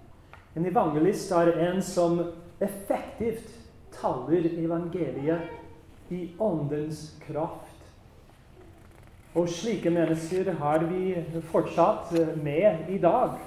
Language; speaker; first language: Norwegian; non-native, fluent; English